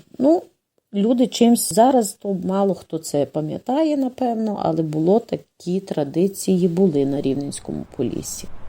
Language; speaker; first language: Ukrainian; native; Ukrainian